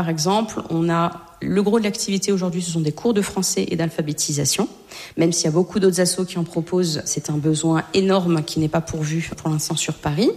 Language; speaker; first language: French; native; French